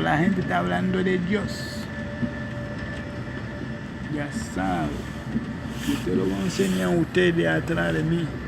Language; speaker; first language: Spanish; non-native, fluent; Haitian Creole